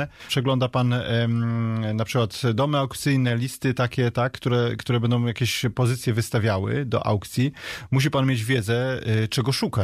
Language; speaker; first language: Polish; native; Polish